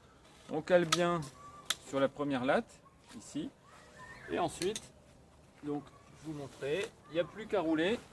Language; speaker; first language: French; native; French